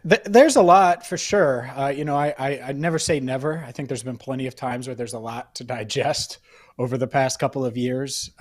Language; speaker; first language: English; native; English